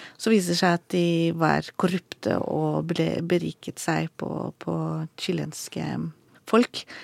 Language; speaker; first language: Norwegian; non-native, fluent; Spanish